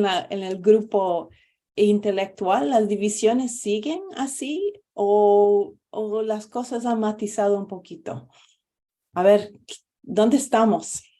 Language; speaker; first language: Spanish; non-native, fluent; English